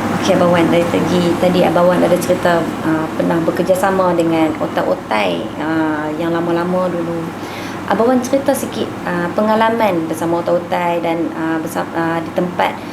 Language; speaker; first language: Malay; native; Malay